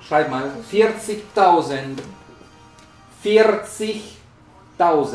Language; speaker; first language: German; non-native, learner; Spanish